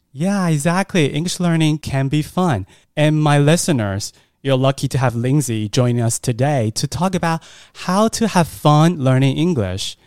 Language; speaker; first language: English; non-native, fluent; Chinese